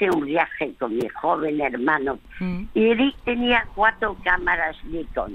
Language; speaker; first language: Spanish; early bilingual, other home language; French